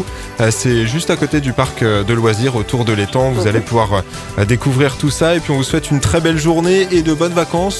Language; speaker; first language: French; native; French